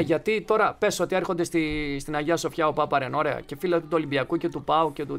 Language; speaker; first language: Greek; native; Greek